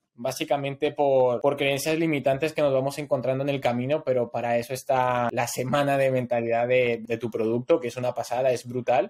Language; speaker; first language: Spanish; native; Spanish